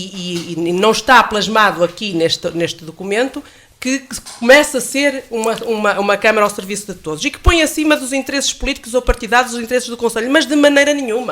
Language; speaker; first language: Portuguese; native; Portuguese